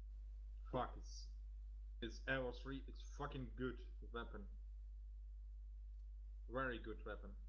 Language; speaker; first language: English; non-native, learner; Russian